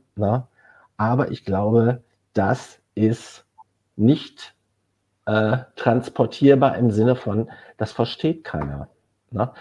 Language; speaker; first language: German; non-native, fluent; Spanish